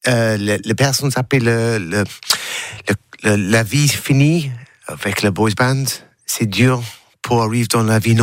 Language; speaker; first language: French; non-native, learner; English